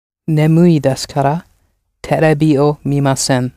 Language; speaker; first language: Japanese; non-native, learner; English